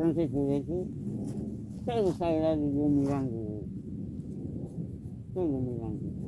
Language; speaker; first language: Spanish; non-native, local second language; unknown